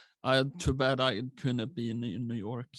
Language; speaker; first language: English; non-native, learner; Swedish